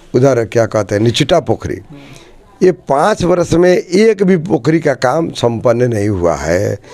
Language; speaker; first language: Hindi; non-native, local second language; Bhojpuri